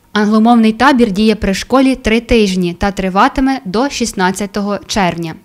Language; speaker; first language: Ukrainian; native; Ukrainian